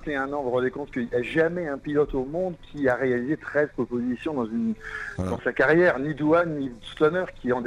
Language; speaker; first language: French; native; French